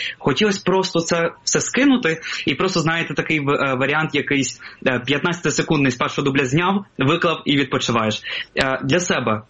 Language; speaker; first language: Ukrainian; non-native, local second language; Russian